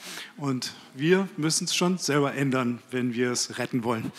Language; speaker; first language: German; native; German